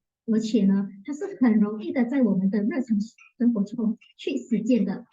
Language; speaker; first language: Chinese; native; Chinese